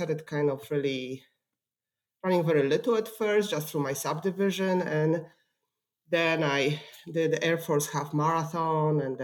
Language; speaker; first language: English; non-native, fluent; Polish